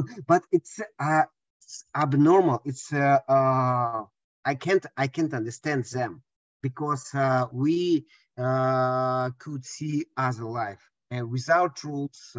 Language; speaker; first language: English; non-native, learner; Russian